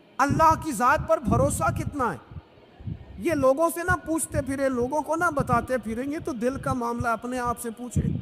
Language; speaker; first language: Urdu; non-native, local second language; Punjabi